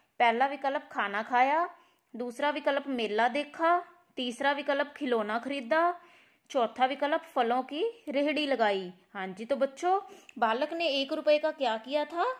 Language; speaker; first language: Hindi; non-native, local second language; Punjabi